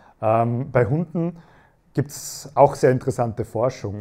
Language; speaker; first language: German; native; German